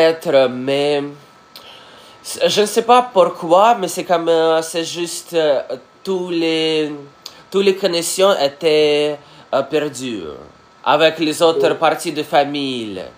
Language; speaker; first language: French; non-native, learner; Russian